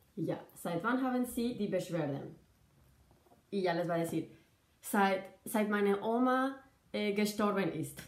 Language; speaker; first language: German; non-native, fluent; Spanish